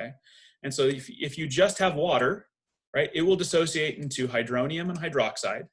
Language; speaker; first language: English; native; English